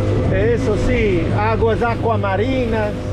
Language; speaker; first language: Spanish; non-native, learner; English